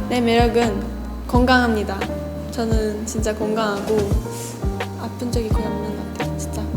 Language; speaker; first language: Korean; non-native, fluent; Japanese